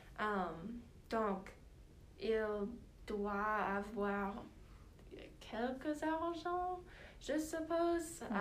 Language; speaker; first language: French; non-native, learner; English